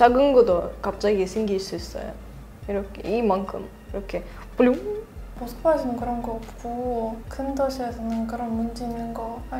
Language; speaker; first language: Korean; non-native, fluent; Russian